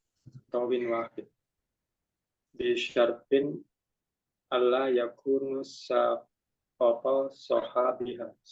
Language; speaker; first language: Arabic; non-native, learner; Indonesian